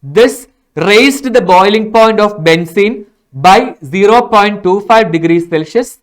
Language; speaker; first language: English; non-native, local second language; Malayalam